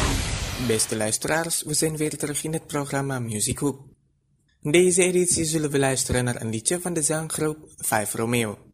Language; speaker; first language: Dutch; non-native, fluent; Indonesian